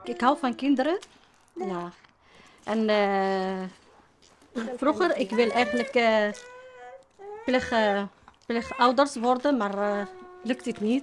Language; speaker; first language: Dutch; non-native, learner; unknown